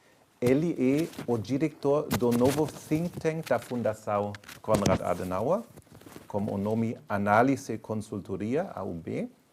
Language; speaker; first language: Portuguese; non-native, fluent; German